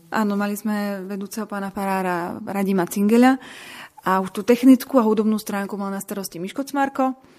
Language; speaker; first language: Slovak; native; Slovak